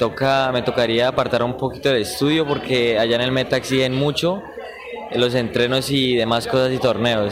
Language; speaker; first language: Spanish; native; Spanish